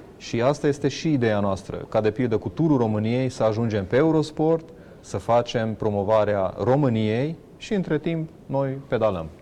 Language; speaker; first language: Romanian; non-native, local second language; Hungarian